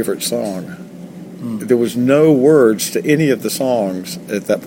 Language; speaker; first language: English; native; English